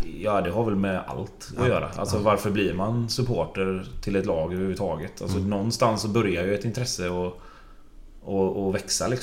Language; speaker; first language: Swedish; native; Swedish